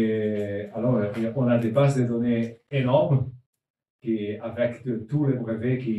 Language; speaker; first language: French; non-native, learner; Italian